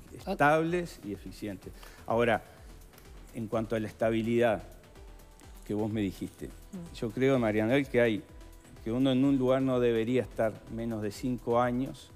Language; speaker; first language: Spanish; native; Spanish